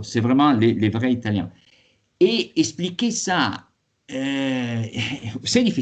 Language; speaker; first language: French; non-native, fluent; Italian